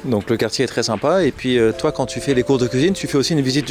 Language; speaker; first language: French; native; French